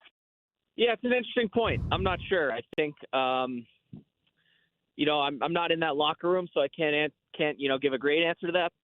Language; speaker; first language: English; native; English